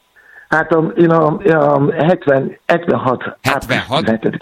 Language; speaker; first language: Hungarian; non-native, learner; Yoruba